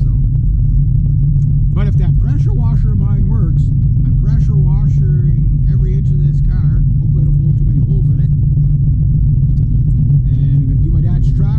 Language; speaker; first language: English; native; English